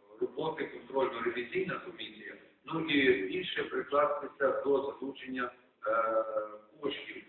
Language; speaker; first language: Ukrainian; native; Ukrainian